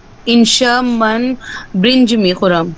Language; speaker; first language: Persian; non-native, learner; Urdu